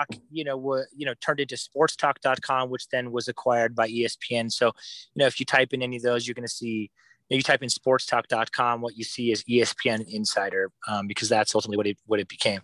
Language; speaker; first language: English; native; English